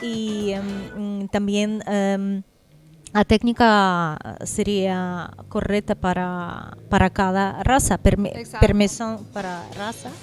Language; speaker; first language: Spanish; non-native, learner; Portuguese